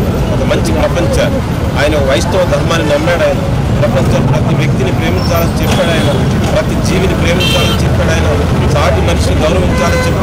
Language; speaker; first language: Telugu; native; Telugu